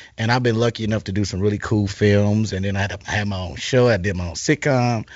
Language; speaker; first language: English; native; English